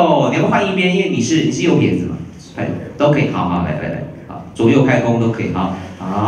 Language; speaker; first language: Chinese; native; Chinese